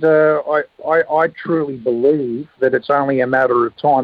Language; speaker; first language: English; native; English